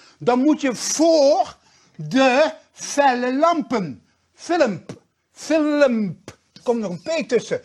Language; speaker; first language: Dutch; native; Dutch